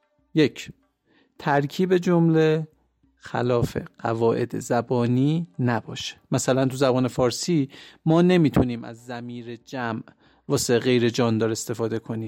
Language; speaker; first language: Persian; native; Persian